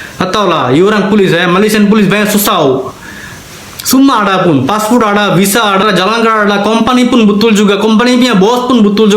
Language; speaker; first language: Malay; non-native, learner; Bangla